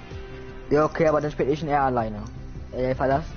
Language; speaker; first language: German; native; German